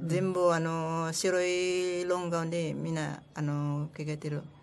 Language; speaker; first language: Japanese; non-native, learner; Filipino